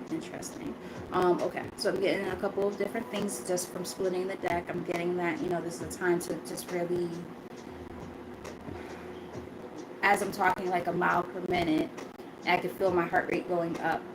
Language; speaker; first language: English; native; English